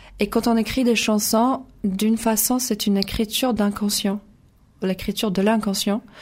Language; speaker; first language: French; non-native, fluent; Polish